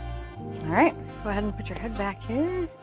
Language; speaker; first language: English; native; English